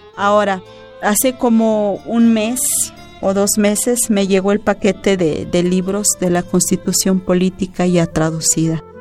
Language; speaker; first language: Spanish; non-native, local second language; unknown